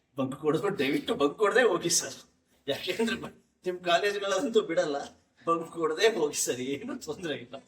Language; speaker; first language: Kannada; native; Kannada